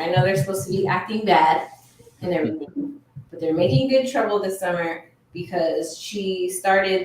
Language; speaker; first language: English; native; English